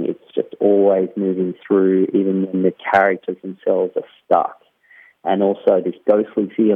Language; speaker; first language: English; native; English